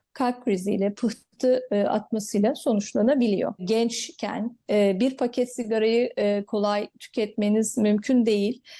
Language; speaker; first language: Turkish; native; Turkish